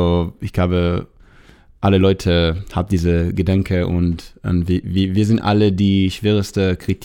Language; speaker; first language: German; non-native, learner; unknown